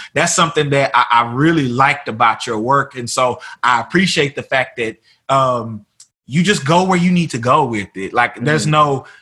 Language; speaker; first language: English; native; English